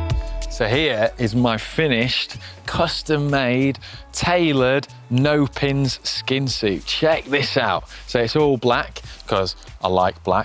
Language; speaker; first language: English; native; English